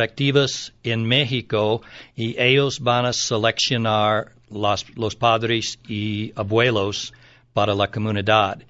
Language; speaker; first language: Spanish; non-native, learner; English